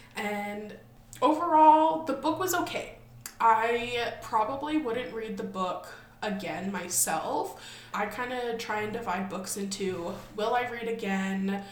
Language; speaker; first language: English; native; English